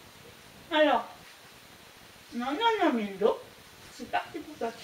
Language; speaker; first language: French; non-native, fluent; Filipino